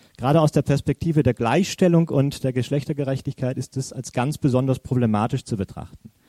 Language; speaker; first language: German; native; German